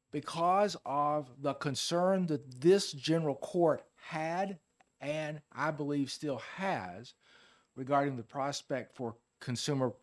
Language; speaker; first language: English; native; English